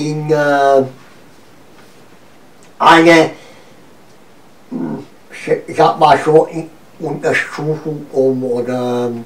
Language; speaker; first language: German; non-native, learner; Romanian